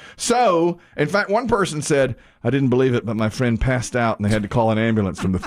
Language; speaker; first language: English; native; English